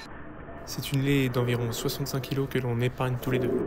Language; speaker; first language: French; native; French